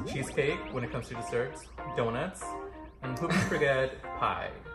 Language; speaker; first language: English; early bilingual, other home language; Spanish